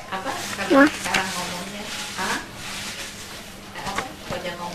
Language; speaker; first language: Indonesian; native; Indonesian